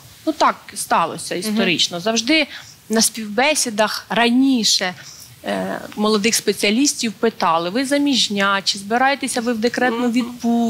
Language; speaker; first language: Ukrainian; native; Ukrainian